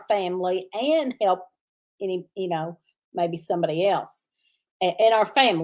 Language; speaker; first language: English; native; English